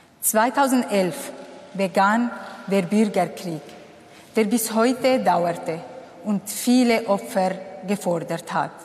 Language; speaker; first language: German; non-native, fluent; Kurdish